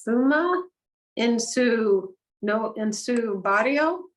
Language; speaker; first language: Spanish; non-native, learner; English